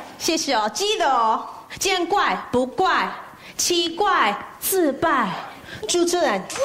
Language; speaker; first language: Chinese; non-native, fluent; English